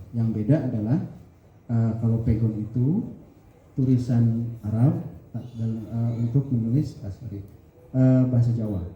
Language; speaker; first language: Indonesian; non-native, local second language; Sundanese